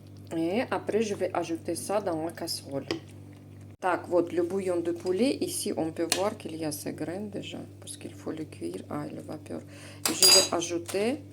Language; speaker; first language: French; non-native, fluent; Russian